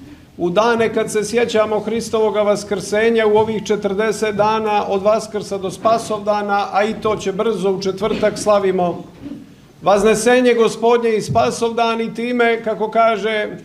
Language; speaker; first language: Croatian; native; Croatian